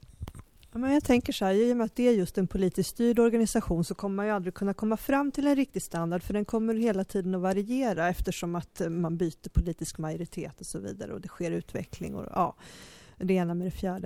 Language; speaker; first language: Swedish; native; Swedish